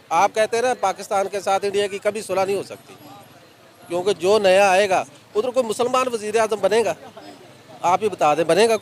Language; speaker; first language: Urdu; non-native, local second language; Punjabi